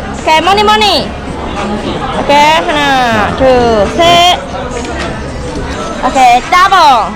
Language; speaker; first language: Korean; non-native, learner; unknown